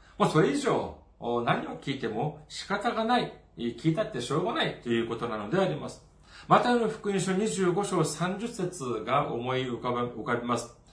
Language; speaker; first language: Japanese; non-native, fluent; Korean